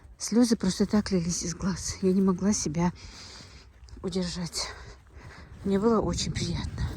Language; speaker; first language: Russian; native; Russian